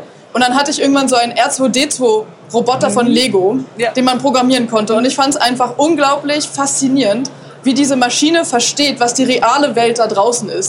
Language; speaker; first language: German; native; German